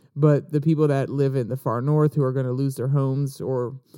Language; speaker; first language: English; native; English